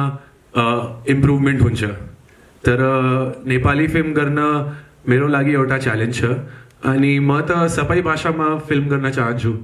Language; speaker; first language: Nepali; early bilingual, heritage; Nepali